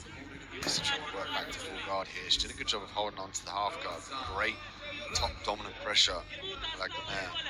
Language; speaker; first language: English; native; English